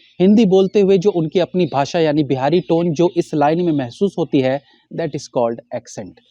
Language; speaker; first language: Hindi; native; Hindi